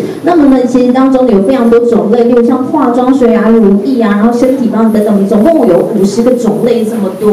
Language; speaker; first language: Chinese; native; Chinese